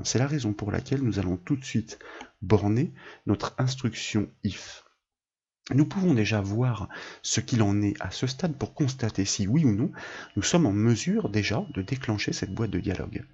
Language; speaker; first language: French; native; French